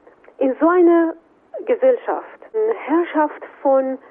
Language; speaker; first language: German; non-native, fluent; Persian